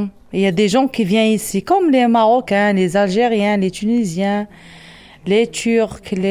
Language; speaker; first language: French; non-native, learner; Arabic